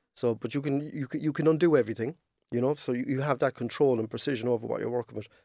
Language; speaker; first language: English; native; English